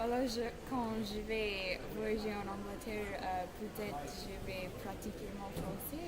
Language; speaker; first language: French; non-native, learner; English